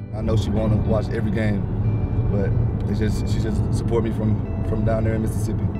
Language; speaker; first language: English; native; English